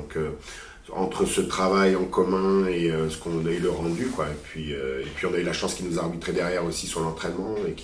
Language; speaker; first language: French; native; French